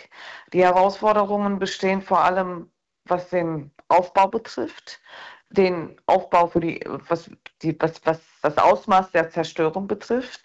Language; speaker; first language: German; early bilingual, other home language; Turkish